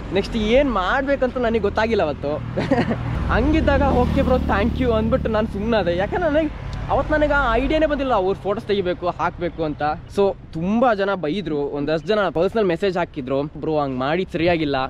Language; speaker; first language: Kannada; non-native, local second language; Malayalam